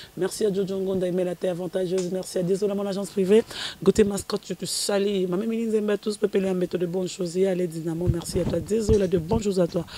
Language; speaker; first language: French; non-native, local second language; Lingala